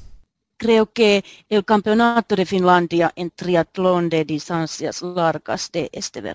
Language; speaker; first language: Spanish; non-native, learner; Finnish